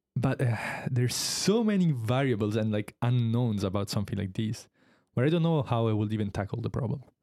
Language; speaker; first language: English; non-native, fluent; Italian